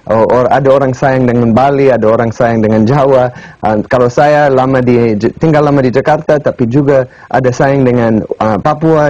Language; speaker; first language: Indonesian; non-native, fluent; English